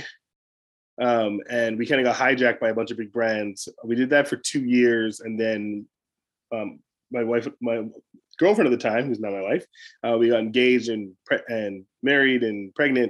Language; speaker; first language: English; native; English